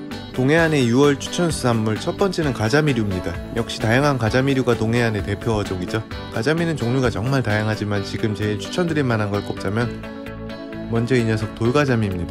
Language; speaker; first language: Korean; native; Korean